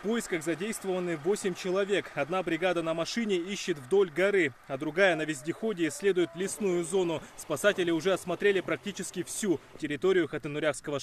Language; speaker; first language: Russian; native; Russian